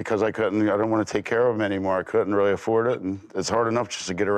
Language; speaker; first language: English; native; English